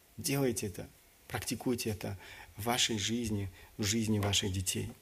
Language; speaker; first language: Russian; early bilingual, other home language; German